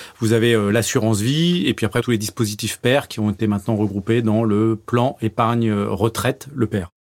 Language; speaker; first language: French; native; French